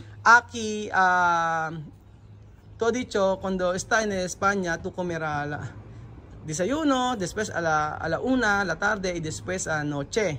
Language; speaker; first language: Spanish; non-native, learner; Filipino